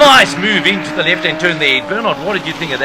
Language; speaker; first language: English; native; English